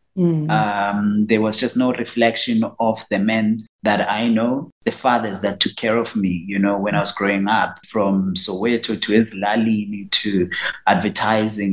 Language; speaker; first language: English; non-native, local second language; Xhosa